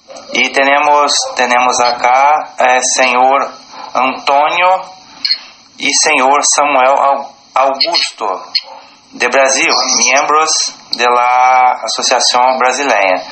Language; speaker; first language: Spanish; non-native, learner; Portuguese